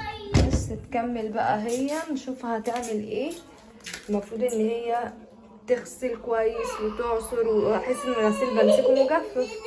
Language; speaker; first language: Arabic; native; Arabic